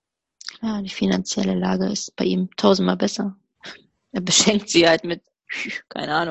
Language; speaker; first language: German; native; German